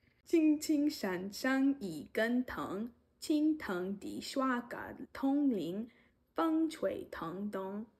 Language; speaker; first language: Chinese; non-native, learner; English